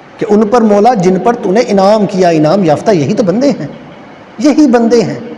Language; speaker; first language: Urdu; native; Urdu